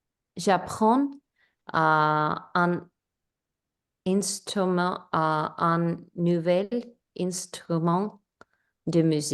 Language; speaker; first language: French; non-native, learner; Spanish